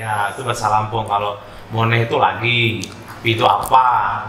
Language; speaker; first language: Indonesian; native; Indonesian